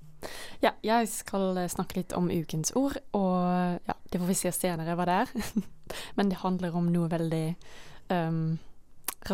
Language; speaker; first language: Norwegian; non-native, fluent; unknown